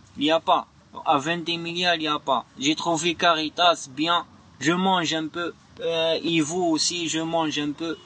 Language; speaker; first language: French; non-native, learner; Arabic